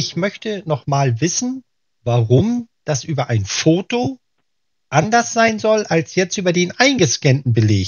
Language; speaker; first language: German; native; German